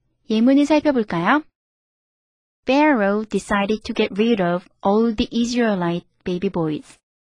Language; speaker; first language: English; non-native, fluent; Korean